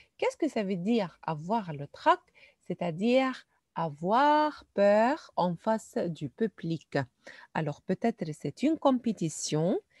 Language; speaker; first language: French; non-native, fluent; Arabic